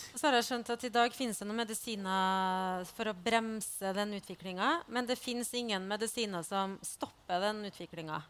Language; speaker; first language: Norwegian; native; Norwegian